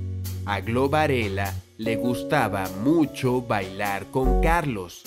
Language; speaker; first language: Spanish; non-native, fluent; English